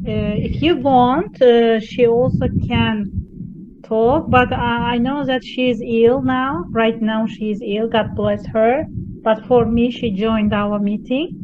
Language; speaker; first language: English; non-native, fluent; Azerbaijani